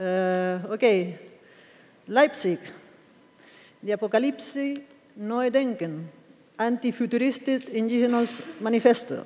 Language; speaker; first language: German; non-native, fluent; Spanish